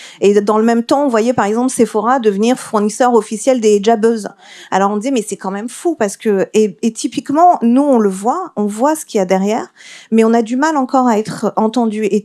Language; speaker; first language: French; early bilingual, other home language; Persian